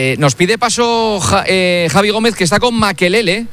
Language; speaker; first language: Spanish; native; Spanish